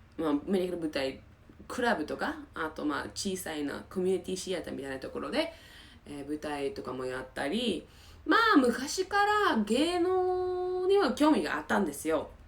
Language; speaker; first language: Japanese; non-native, fluent; English